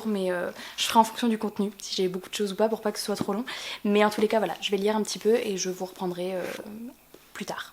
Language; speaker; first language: French; native; French